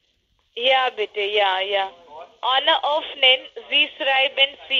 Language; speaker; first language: German; non-native, learner; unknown